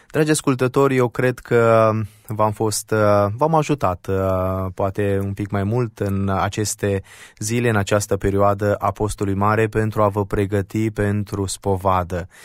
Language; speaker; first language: Romanian; native; Romanian